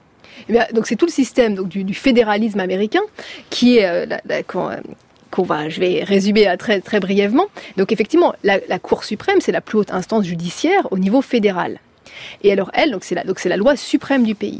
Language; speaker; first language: French; native; French